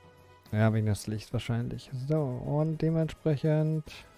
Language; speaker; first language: German; native; German